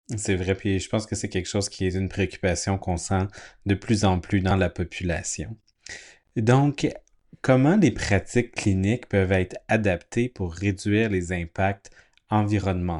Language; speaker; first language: French; native; French